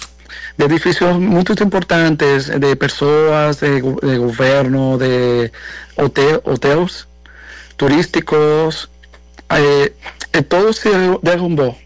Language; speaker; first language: Portuguese; non-native, learner; Spanish